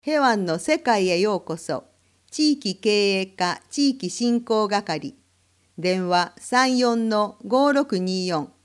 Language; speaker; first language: Japanese; non-native, fluent; English